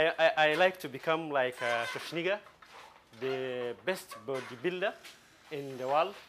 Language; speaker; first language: English; non-native, local second language; Somali